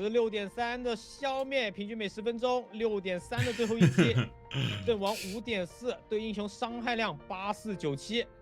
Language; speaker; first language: Chinese; native; Chinese